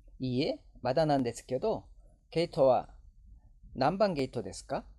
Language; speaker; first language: Japanese; non-native, learner; Korean